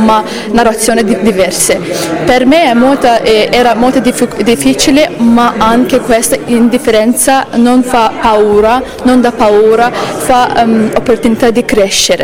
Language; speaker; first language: Italian; non-native, learner; Azerbaijani